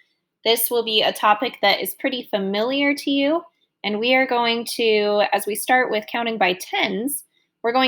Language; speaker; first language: English; native; English